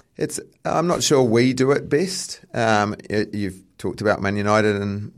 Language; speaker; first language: English; native; English